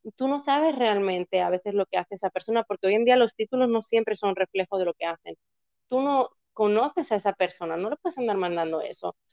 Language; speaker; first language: Spanish; native; Spanish